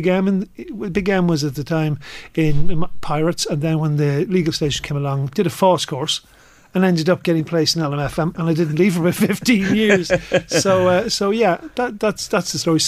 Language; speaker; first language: English; native; English